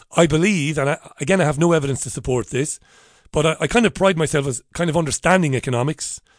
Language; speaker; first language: English; native; English